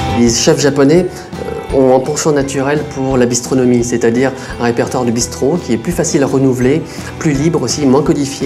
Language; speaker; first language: French; native; French